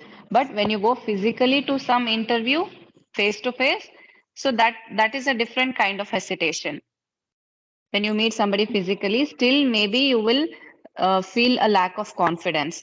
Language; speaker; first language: English; non-native, fluent; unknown